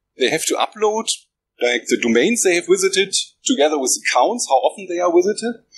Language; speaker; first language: English; non-native, fluent; German